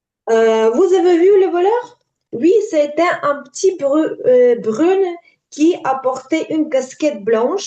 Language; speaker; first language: French; non-native, learner; Ukrainian